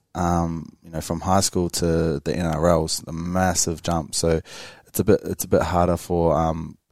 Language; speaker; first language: English; native; English